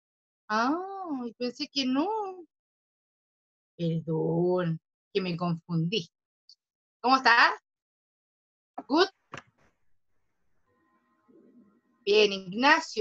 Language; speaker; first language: Spanish; native; Spanish